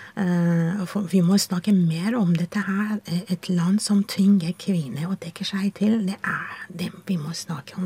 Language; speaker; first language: Norwegian; non-native, fluent; Persian